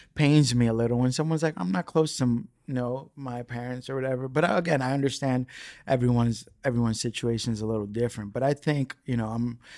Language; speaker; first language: English; early bilingual, other home language; Spanish